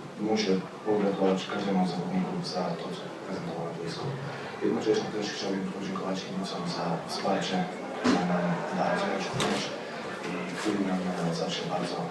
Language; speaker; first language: Polish; non-native, fluent; Slovenian